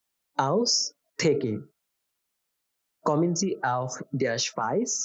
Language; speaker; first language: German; non-native, fluent; Bangla